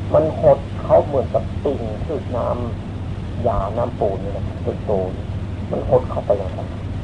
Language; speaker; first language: Thai; native; Thai